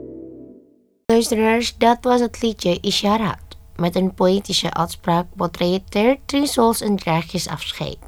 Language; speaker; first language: Dutch; non-native, fluent; Indonesian